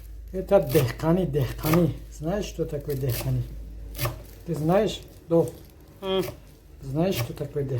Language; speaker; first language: Russian; non-native, learner; Tajik